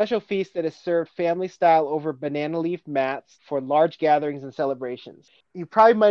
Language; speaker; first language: English; native; English